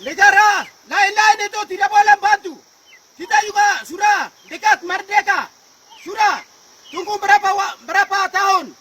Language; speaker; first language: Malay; non-native, local second language; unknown